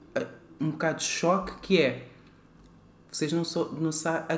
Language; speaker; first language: Portuguese; non-native, local second language; Kabuverdianu